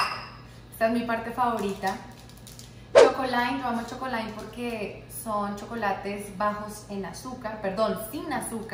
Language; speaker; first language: Spanish; native; Spanish